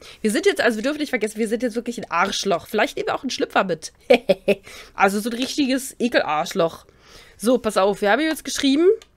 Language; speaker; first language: German; native; German